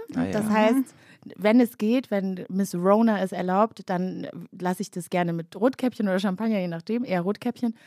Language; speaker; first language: German; early bilingual, other home language; Kinyarwanda